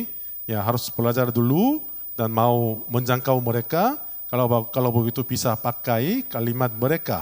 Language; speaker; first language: Indonesian; non-native, learner; Korean